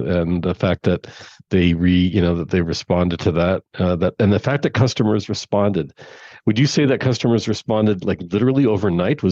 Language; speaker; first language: English; native; English